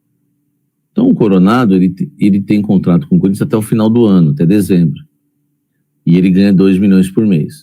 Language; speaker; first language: Portuguese; native; Portuguese